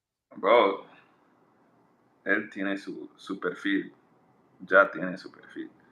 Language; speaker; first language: Spanish; non-native, learner; English